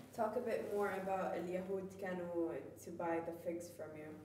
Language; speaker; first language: English; non-native, fluent; Arabic